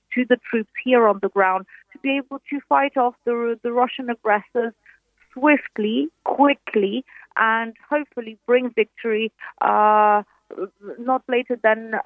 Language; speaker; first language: English; non-native, fluent; Ukrainian